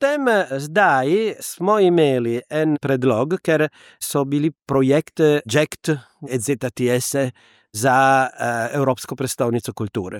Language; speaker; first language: Slovenian; non-native, learner; Italian